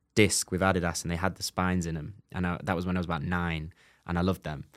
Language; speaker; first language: English; native; English